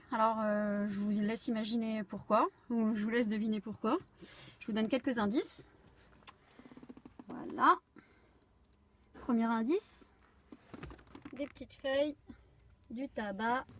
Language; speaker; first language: French; native; French